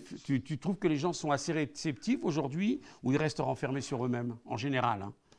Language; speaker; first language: French; native; French